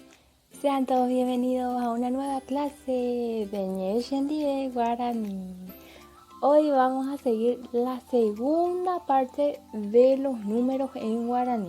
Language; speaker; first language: Spanish; non-native, local second language; Guarani